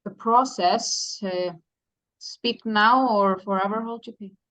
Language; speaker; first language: English; non-native, fluent; Icelandic